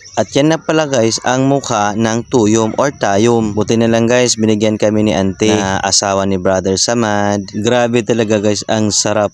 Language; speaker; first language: Filipino; non-native, local second language; Cebuano